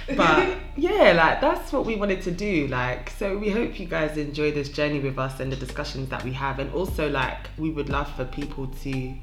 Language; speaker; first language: English; non-native, local second language; French